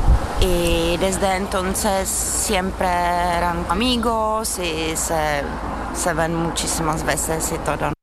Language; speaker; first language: Spanish; non-native, fluent; Czech